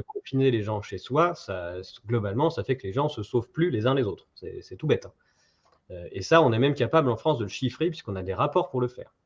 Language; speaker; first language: French; native; French